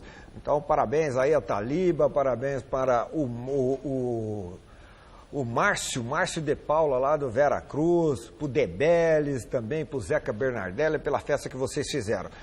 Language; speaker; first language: Portuguese; native; Portuguese